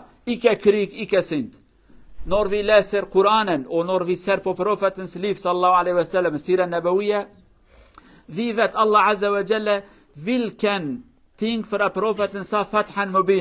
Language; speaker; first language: Norwegian; non-native, learner; Kurdish